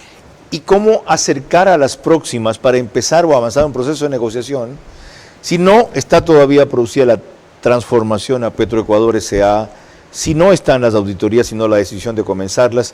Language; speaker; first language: Spanish; native; Spanish